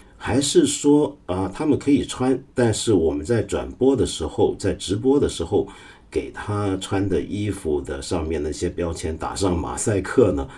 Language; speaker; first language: Chinese; non-native, local second language; Cantonese